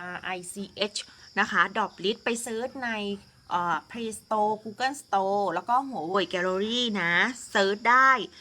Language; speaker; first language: Thai; native; Thai